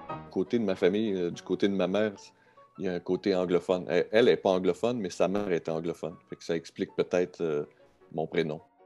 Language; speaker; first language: French; native; French